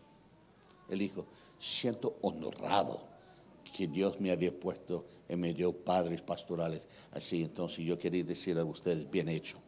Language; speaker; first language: Spanish; non-native, fluent; English